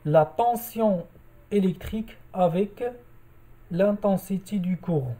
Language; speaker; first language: French; non-native, local second language; Arabic